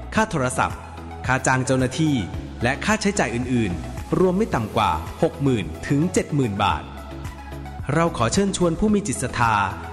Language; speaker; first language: Thai; native; Thai